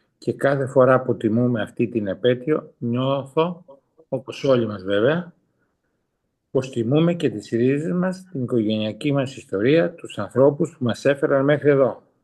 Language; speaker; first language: Greek; early bilingual, heritage; Greek